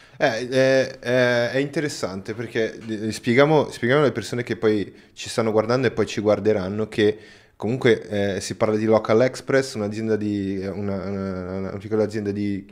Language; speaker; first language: Italian; non-native, fluent; Portuguese